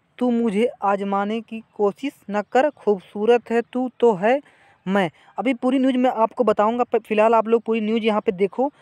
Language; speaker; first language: Hindi; native; Hindi